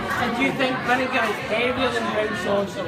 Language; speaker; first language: English; native; English